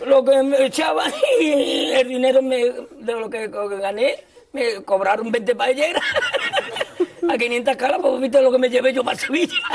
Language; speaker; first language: Spanish; native; Spanish